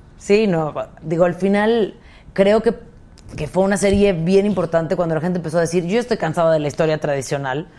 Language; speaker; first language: Spanish; native; Spanish